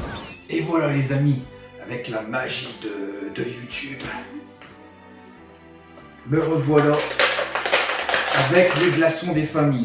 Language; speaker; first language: French; native; French